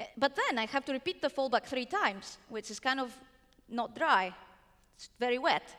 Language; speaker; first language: English; non-native, fluent; Greek